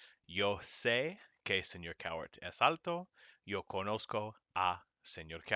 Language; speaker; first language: Spanish; non-native, fluent; English